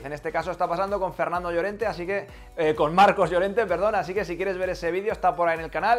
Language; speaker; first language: Spanish; native; Spanish